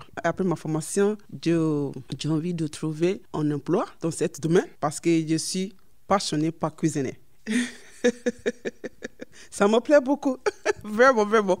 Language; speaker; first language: French; non-native, learner; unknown